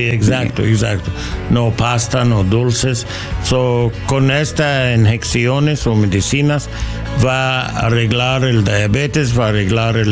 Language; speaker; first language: Spanish; non-native, learner; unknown